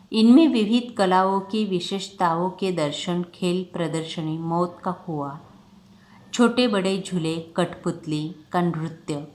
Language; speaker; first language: Hindi; non-native, local second language; Marathi